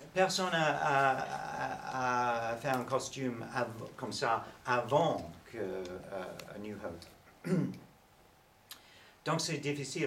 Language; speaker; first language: French; non-native, learner; English